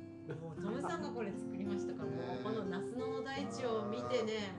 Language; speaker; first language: Japanese; native; Japanese